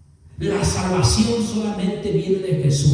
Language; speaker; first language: Spanish; native; Spanish